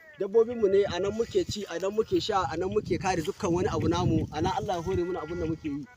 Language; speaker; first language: Hausa; non-native, local second language; Fula